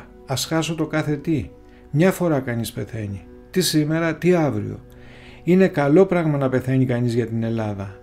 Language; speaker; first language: Greek; native; Greek